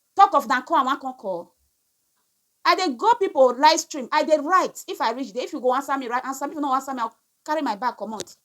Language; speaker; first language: Nigerian Pidgin; non-native, local second language; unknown